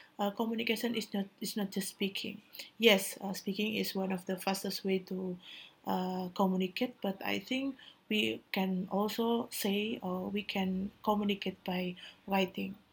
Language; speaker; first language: English; non-native, learner; Indonesian